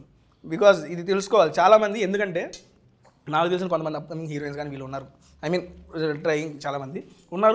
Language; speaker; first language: Telugu; native; Telugu